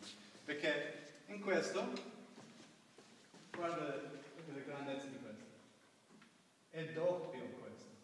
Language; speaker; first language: Italian; non-native, learner; English